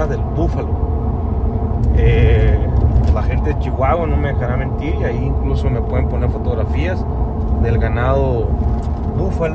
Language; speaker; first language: Spanish; native; Spanish